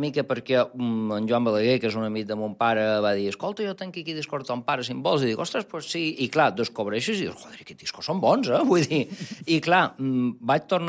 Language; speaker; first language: Catalan; non-native, local second language; Spanish